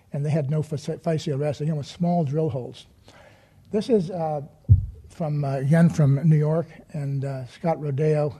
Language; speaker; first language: English; native; English